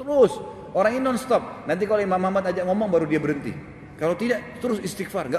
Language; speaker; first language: Indonesian; native; Indonesian